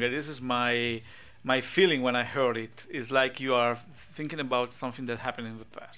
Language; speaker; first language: English; non-native, fluent; Italian